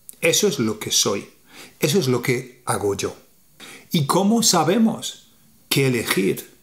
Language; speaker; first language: Spanish; non-native, fluent; English